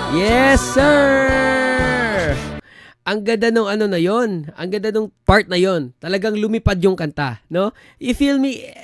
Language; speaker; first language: Filipino; non-native, local second language; Cebuano